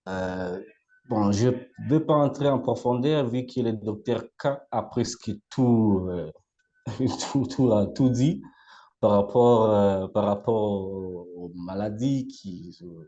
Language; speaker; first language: French; non-native, local second language; Lingala